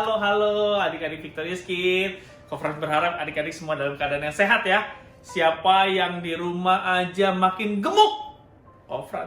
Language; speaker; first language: Indonesian; native; Indonesian